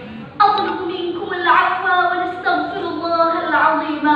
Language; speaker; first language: Arabic; non-native, fluent; Indonesian